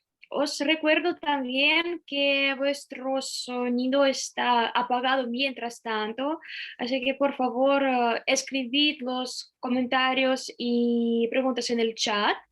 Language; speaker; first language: Spanish; non-native, fluent; Russian